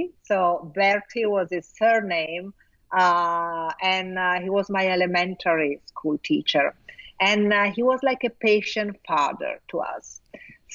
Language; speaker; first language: English; non-native, fluent; Italian